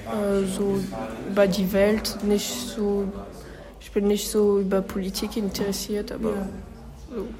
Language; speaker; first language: German; non-native, learner; French